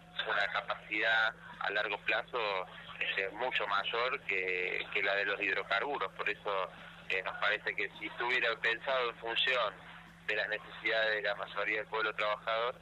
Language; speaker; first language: Spanish; native; Spanish